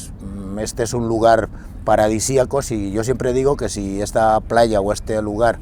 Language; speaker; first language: Spanish; native; Spanish